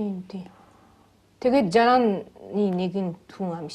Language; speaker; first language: Mongolian; non-native, fluent; Japanese